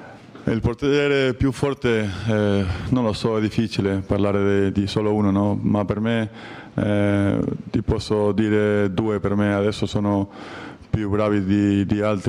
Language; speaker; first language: Italian; non-native, learner; Spanish